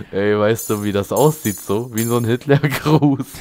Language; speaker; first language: German; native; German